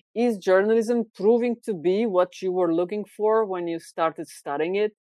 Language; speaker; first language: English; non-native, fluent; Slovenian